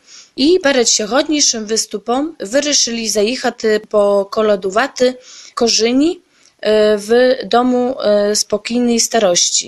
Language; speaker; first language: Ukrainian; early bilingual, heritage; Ukrainian